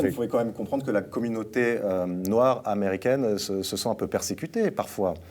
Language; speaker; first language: French; native; French